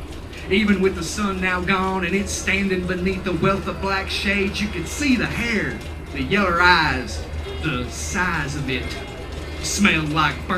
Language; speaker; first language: English; native; English